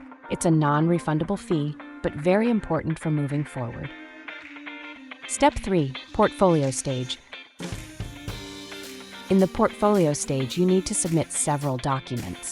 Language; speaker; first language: English; non-native, local second language; Punjabi